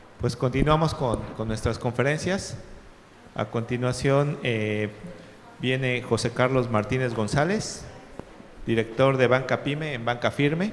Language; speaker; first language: Spanish; native; Spanish